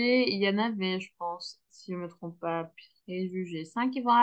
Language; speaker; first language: French; non-native, fluent; Turkish